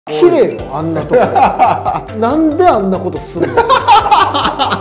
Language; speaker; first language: Japanese; native; Japanese